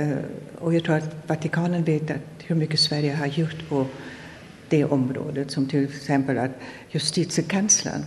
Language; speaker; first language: Swedish; non-native, fluent; German